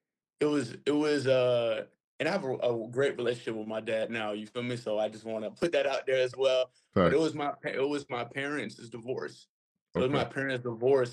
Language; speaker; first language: English; native; English